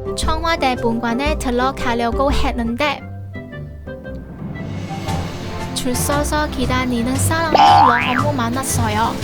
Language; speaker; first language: Korean; non-native, learner; Cantonese